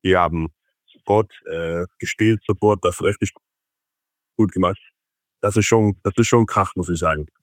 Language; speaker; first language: German; non-native, fluent; Faroese